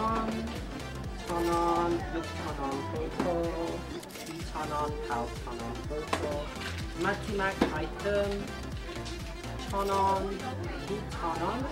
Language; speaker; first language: Korean; non-native, learner; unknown